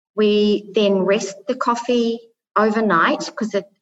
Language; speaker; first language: English; native; English